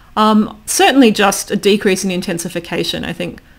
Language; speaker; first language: English; native; English